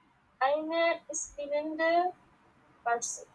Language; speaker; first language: German; non-native, learner; Bangla